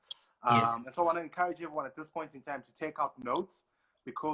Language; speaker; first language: English; non-native, local second language; Xhosa